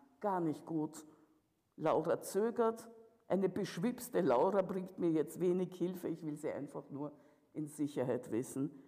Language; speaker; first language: German; early bilingual, other home language; Russian